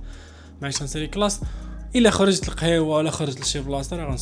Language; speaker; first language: Arabic; native; Arabic